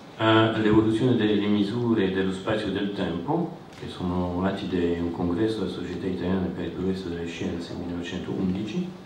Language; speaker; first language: Italian; non-native, fluent; French